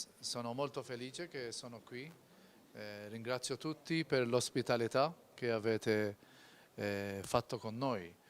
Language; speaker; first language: Italian; non-native, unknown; Maltese